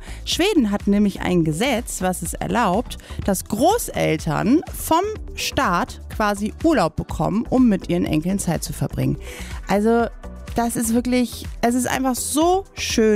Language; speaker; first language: German; native; German